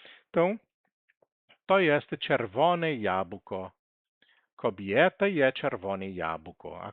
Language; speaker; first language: Polish; non-native, learner; Portuguese